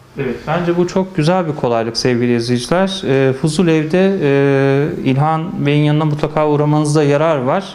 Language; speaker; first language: Turkish; native; Turkish